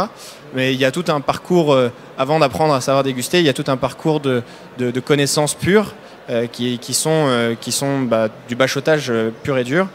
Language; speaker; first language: French; native; French